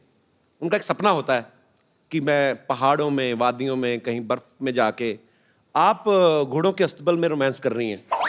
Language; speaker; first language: Hindi; native; Hindi